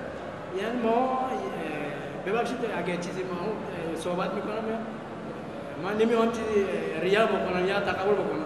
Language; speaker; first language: Persian; non-native, learner; Malagasy